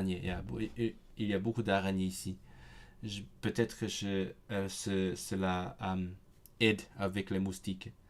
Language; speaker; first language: French; non-native, fluent; Cantonese